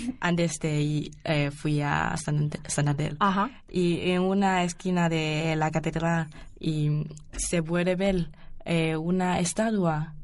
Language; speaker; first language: Spanish; non-native, learner; Chinese